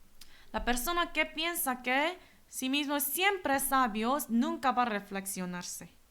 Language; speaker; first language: Spanish; non-native, fluent; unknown